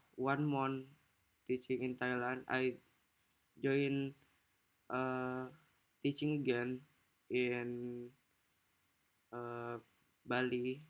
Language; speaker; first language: English; non-native, learner; Indonesian